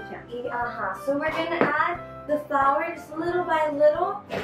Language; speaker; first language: English; native; English